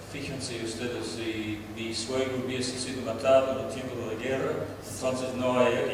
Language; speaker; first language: Spanish; non-native, fluent; English